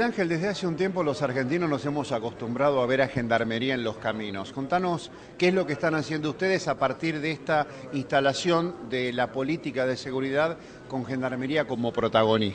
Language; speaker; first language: Spanish; native; Spanish